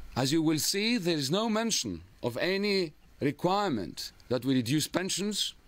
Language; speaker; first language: English; non-native, fluent; Greek